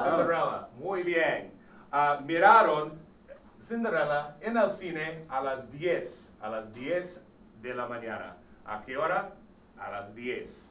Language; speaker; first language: Spanish; non-native, fluent; English